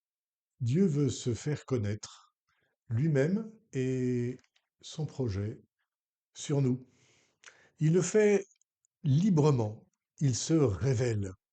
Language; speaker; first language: French; native; French